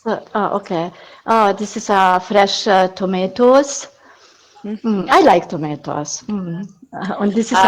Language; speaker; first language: English; non-native, learner; Hungarian